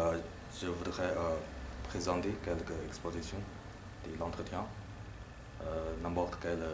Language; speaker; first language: French; non-native, learner; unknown